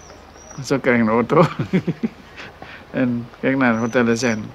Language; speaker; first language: Dutch; non-native, local second language; Minangkabau